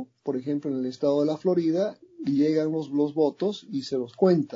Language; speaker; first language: Spanish; native; Spanish